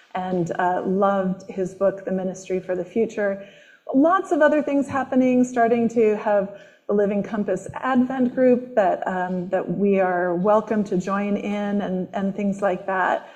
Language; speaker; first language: English; native; English